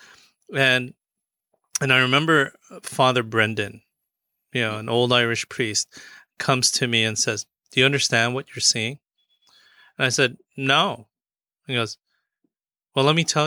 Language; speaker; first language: English; native; English